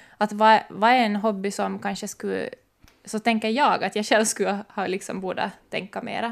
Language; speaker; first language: Swedish; native; Swedish